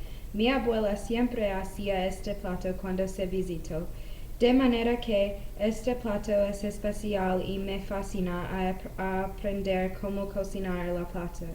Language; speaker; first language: Spanish; non-native, learner; English